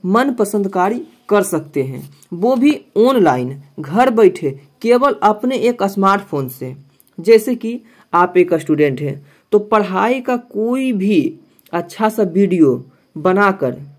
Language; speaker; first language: Hindi; native; Hindi